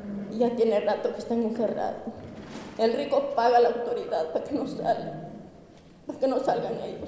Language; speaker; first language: Spanish; non-native, local second language; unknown